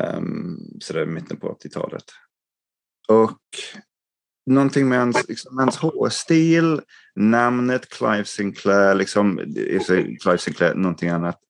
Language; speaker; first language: Swedish; non-native, fluent; English